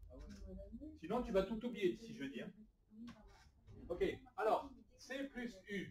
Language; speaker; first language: French; native; French